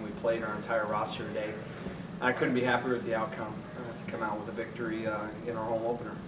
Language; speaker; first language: English; native; English